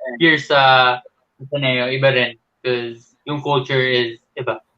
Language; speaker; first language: Filipino; non-native, local second language; Hiligaynon